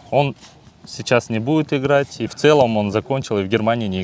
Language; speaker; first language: Russian; native; Russian